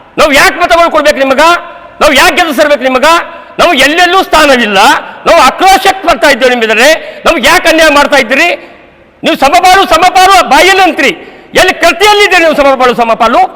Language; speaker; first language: Kannada; non-native, local second language; Marathi